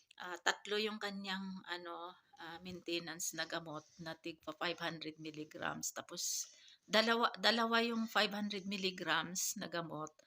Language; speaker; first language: Filipino; non-native, local second language; Iloko